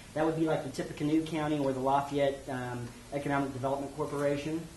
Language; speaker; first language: English; native; English